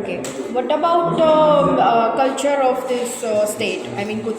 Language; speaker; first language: English; non-native, learner; Hindi